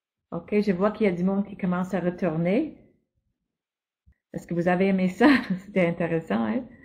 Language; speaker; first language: French; non-native, fluent; English